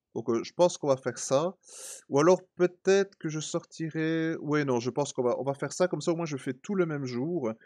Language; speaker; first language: French; native; French